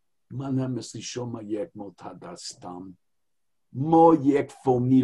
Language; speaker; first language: Persian; non-native, learner; English